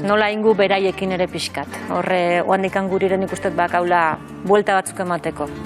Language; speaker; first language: Basque; native; Basque